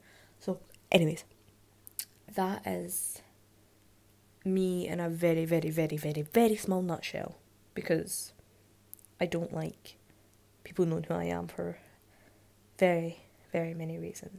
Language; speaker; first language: English; native; English